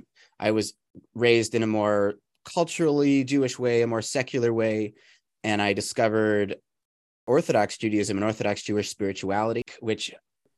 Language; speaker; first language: English; native; English